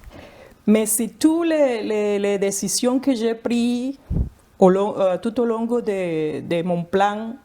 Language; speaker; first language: French; non-native, fluent; Spanish